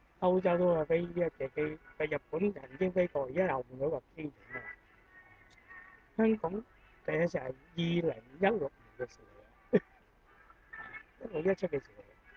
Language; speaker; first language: Chinese; native; Chinese